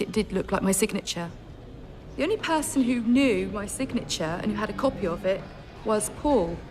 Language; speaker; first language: English; native; English